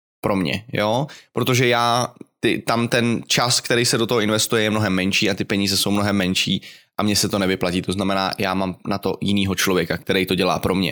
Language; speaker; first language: Czech; native; Czech